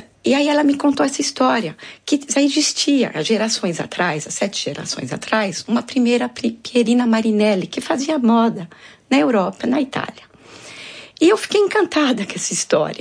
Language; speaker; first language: Portuguese; non-native, fluent; French